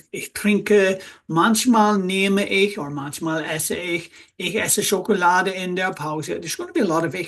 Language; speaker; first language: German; non-native, fluent; English